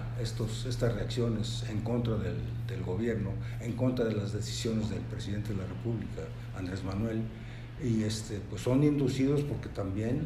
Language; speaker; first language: Spanish; native; Spanish